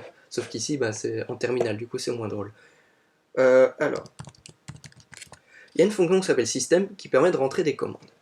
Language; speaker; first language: French; native; French